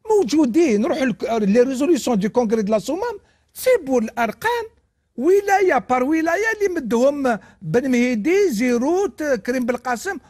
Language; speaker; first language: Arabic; non-native, local second language; Kabyle